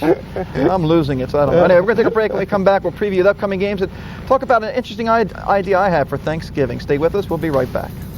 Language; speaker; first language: English; native; English